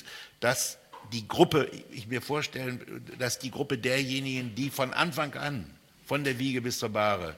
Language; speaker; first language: German; native; German